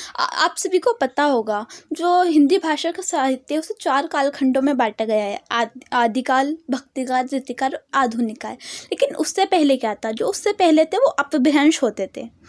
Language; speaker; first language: Hindi; native; Hindi